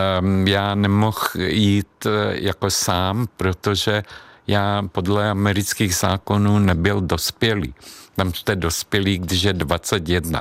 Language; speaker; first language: Czech; non-native, fluent; Hungarian